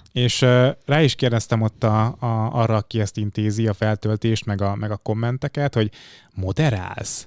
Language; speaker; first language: Hungarian; native; Hungarian